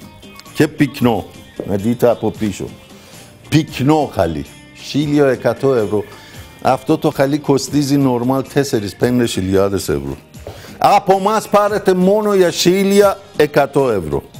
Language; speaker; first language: Greek; non-native, fluent; Persian